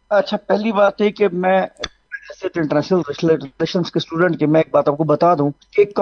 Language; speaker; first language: Urdu; non-native, local second language; Saraiki